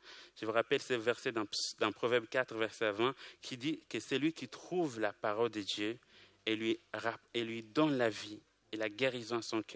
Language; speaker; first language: French; non-native, local second language; Kinyarwanda